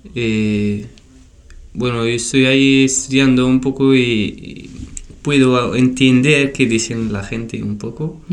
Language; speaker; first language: Spanish; non-native, learner; Tachelhit